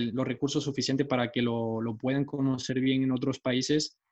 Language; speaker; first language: Spanish; non-native, fluent; French